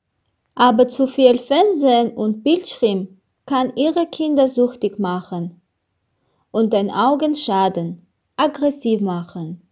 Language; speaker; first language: German; non-native, learner; Armenian